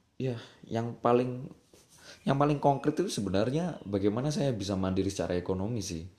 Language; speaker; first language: Indonesian; native; Indonesian